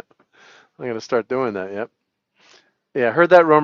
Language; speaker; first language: English; native; English